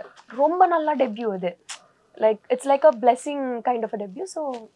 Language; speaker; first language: Tamil; non-native, learner; Telugu